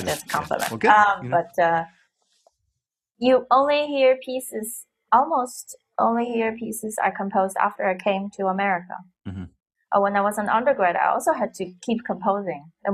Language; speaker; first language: English; non-native, fluent; Chinese